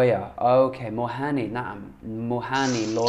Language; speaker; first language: Arabic; non-native, learner; English